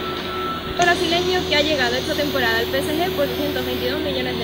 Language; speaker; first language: Spanish; native; Spanish